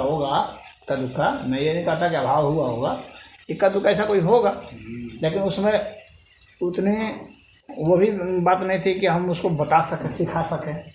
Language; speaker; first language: Hindi; native; Hindi